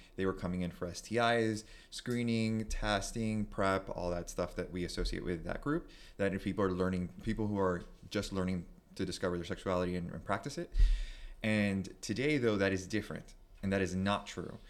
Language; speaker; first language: English; native; English